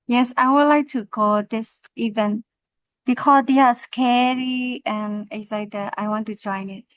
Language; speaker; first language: English; non-native, learner; Burmese